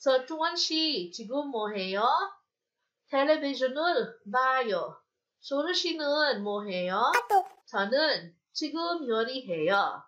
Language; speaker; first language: Korean; non-native, fluent; Filipino